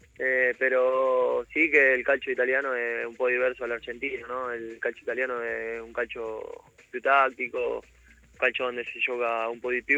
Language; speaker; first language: Italian; non-native, learner; Spanish